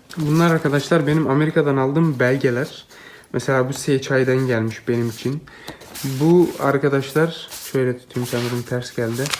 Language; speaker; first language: Turkish; native; Turkish